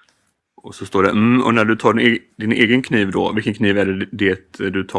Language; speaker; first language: Swedish; native; Swedish